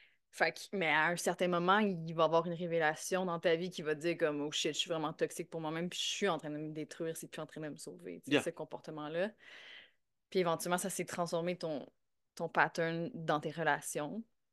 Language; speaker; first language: French; native; French